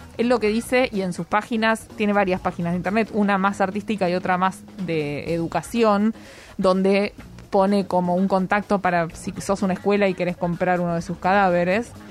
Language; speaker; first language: Spanish; native; Spanish